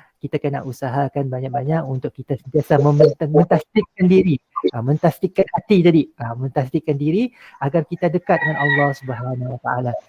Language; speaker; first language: Malay; native; Malay